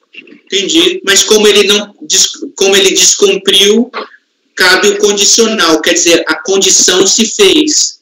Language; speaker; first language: Portuguese; native; Portuguese